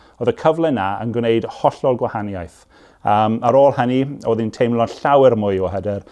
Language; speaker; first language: Welsh; non-native, local second language; English